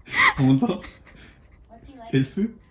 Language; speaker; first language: Korean; non-native, fluent; German